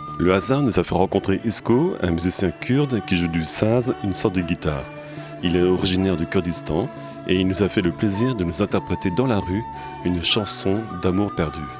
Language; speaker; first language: French; native; French